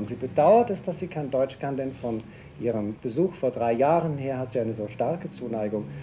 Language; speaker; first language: German; native; German